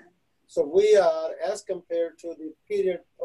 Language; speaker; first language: English; non-native, local second language; Hindi